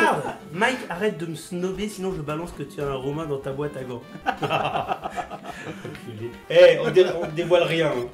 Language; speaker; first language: French; native; French